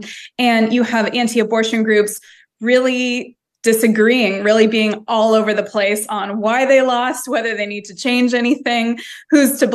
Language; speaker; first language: English; native; English